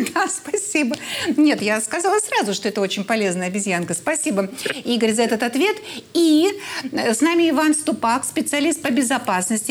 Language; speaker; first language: Russian; native; Russian